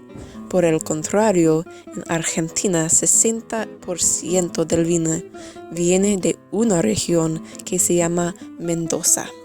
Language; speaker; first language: Spanish; non-native, learner; English